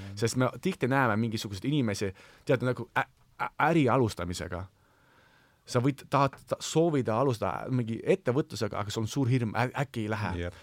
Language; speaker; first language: Estonian; non-native, local second language; Russian